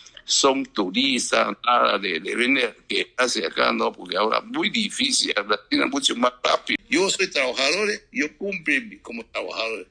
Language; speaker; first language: Spanish; non-native, learner; Chinese